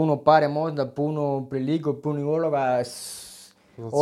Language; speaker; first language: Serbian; non-native, learner; Spanish